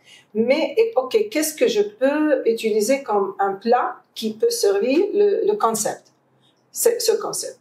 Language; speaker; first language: French; non-native, fluent; Arabic